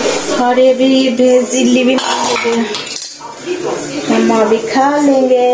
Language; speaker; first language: Hindi; native; Hindi